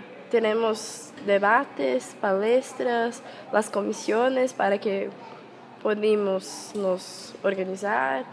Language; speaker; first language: Spanish; non-native, fluent; Portuguese